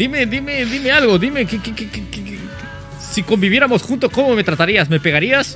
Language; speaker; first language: Spanish; native; Spanish